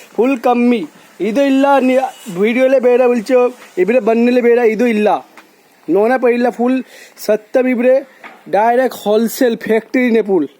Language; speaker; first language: Malayalam; non-native, learner; Bangla